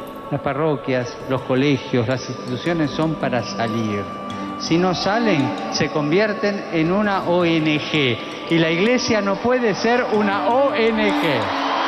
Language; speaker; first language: Spanish; native; Spanish